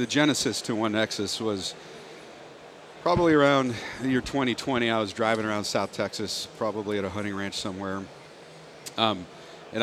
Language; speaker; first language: English; native; English